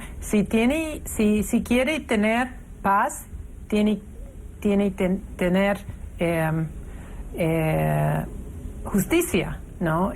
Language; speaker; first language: Spanish; non-native, fluent; English